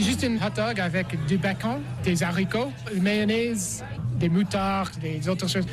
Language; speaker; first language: French; non-native, learner; English